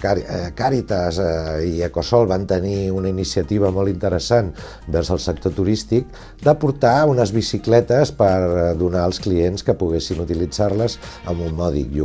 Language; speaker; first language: Catalan; native; Catalan